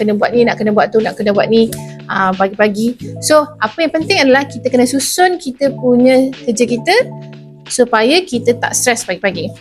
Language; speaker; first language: Malay; native; Malay